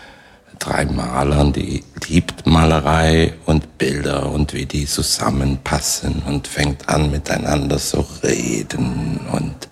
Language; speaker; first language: German; non-native, fluent; Swedish